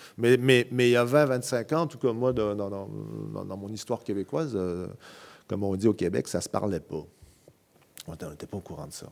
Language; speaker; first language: French; native; French